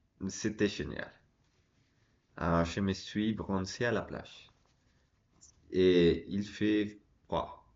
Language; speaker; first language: French; non-native, learner; Spanish